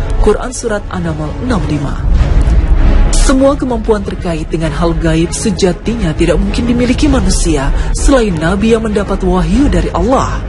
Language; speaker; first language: Indonesian; native; Indonesian